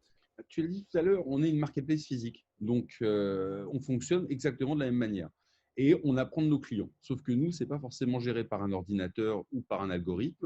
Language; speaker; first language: French; native; French